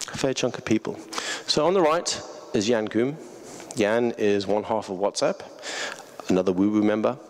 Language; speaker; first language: English; native; English